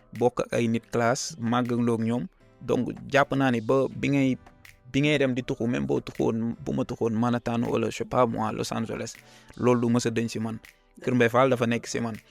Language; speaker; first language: Wolof; native; Wolof